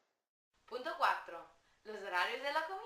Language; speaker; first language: Spanish; non-native, fluent; Italian